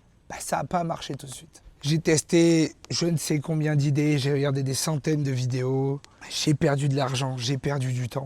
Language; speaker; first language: French; native; French